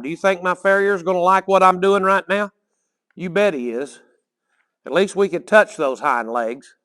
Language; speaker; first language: English; native; English